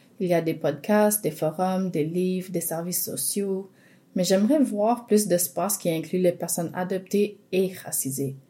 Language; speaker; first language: French; non-native, local second language; English